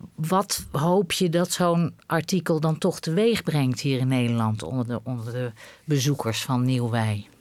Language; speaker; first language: Dutch; native; Dutch